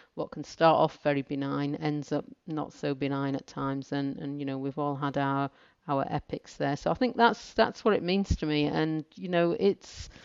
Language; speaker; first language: English; native; English